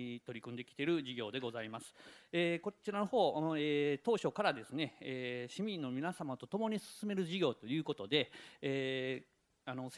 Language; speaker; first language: Japanese; native; Japanese